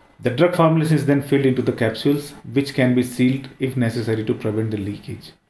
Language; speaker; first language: English; non-native, local second language; Hindi